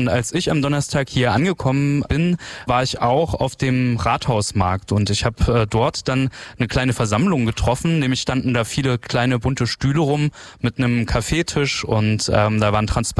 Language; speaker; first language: German; native; German